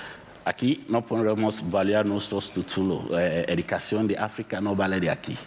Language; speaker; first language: Spanish; non-native, learner; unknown